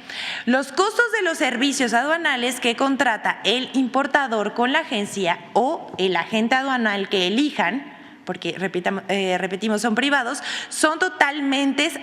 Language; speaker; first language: Spanish; native; Spanish